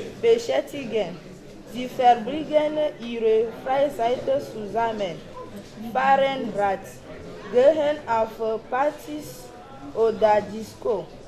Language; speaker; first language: German; non-native, learner; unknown